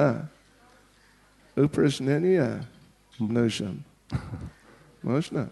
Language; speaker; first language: Russian; non-native, learner; English